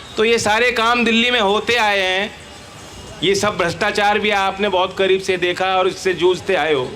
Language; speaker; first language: Hindi; native; Hindi